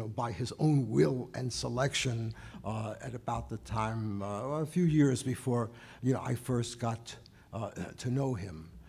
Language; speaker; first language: English; native; English